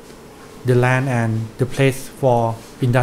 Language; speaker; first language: English; non-native, learner; Thai